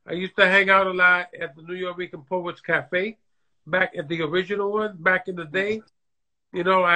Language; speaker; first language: English; native; English